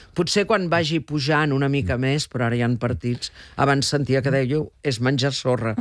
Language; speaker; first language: Catalan; early bilingual, heritage; Catalan